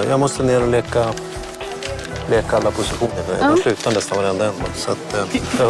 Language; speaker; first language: Swedish; native; Swedish